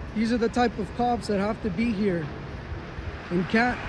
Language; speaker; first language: English; early bilingual, other home language; Spanish